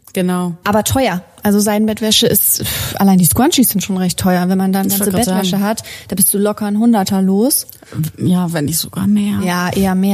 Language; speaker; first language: German; native; German